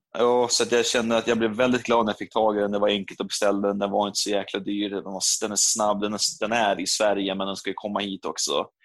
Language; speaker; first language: Swedish; native; Swedish